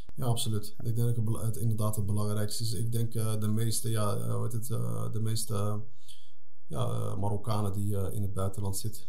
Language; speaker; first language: Dutch; early bilingual, other home language; Arabic